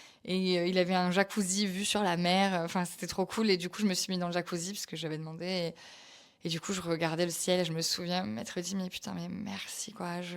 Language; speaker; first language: French; native; French